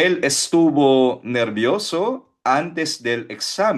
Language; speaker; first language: Spanish; non-native, fluent; Filipino